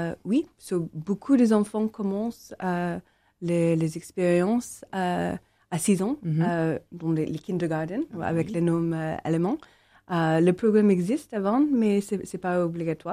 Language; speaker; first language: French; non-native, learner; English